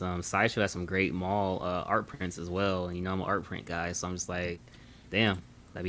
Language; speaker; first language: English; native; English